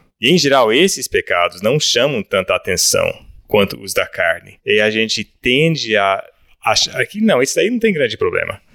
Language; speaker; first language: Portuguese; early bilingual, other home language; English